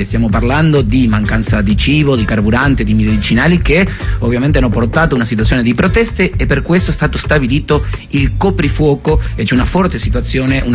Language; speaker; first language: Italian; native; Italian